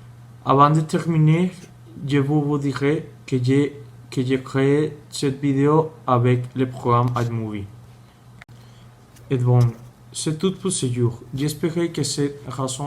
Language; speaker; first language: French; non-native, learner; Spanish